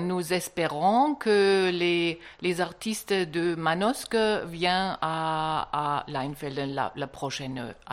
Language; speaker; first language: French; non-native, learner; German